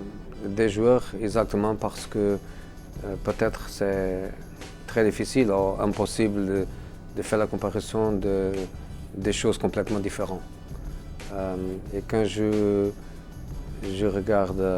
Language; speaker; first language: French; non-native, fluent; Portuguese